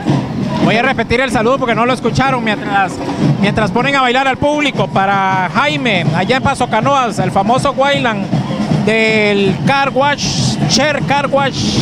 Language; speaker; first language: Spanish; native; Spanish